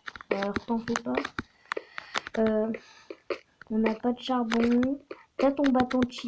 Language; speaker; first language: French; native; French